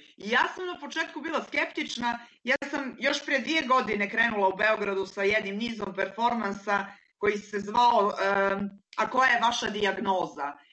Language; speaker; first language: Serbian; native; Serbian